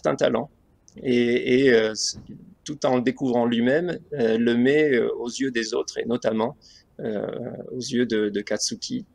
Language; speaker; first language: French; native; French